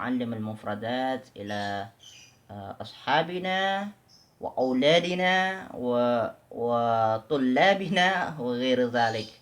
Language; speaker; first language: Arabic; non-native, learner; Indonesian